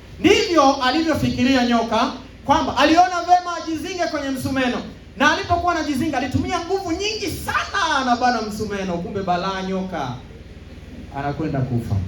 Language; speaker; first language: Swahili; native; Swahili